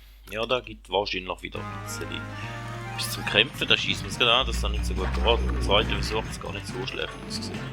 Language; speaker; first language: German; native; German